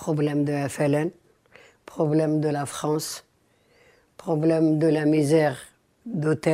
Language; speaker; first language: French; early bilingual, other home language; Arabic